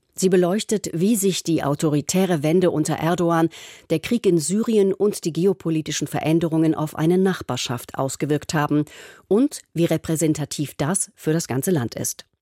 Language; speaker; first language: German; native; German